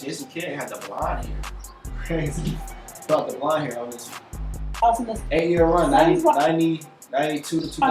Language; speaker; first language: English; native; English